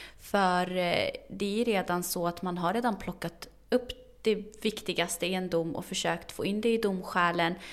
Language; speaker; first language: Swedish; early bilingual, other home language; Arabic